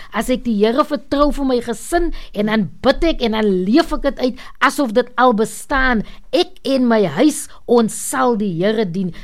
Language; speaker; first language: Afrikaans; native; Afrikaans